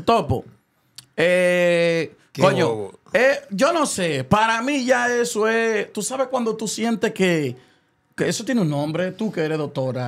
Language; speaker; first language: Spanish; native; Spanish